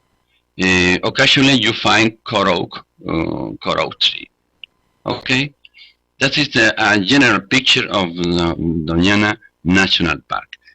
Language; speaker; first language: English; non-native, learner; Spanish